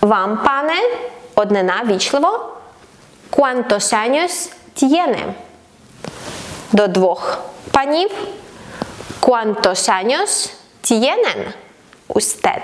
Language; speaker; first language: Spanish; non-native, fluent; Ukrainian